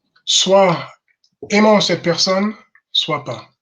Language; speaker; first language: French; non-native, fluent; English